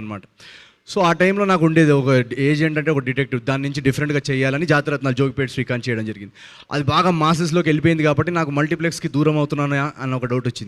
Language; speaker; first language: Telugu; native; Telugu